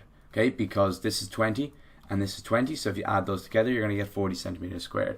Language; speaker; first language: English; native; English